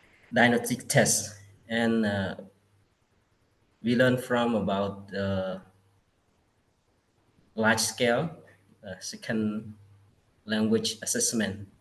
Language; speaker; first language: English; non-native, learner; Khmer